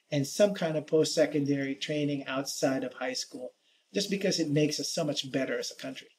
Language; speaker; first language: English; native; English